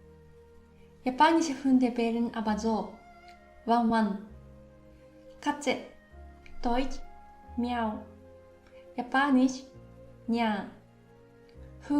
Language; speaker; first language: German; non-native, fluent; Japanese